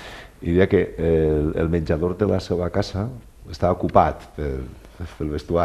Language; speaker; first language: Catalan; native; Catalan